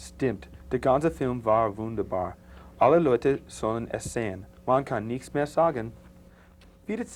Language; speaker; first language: German; non-native, learner; English